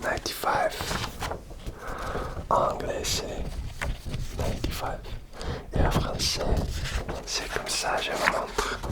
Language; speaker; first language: French; non-native, learner; Russian